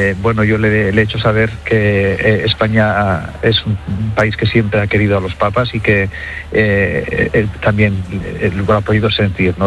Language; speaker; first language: Spanish; native; Spanish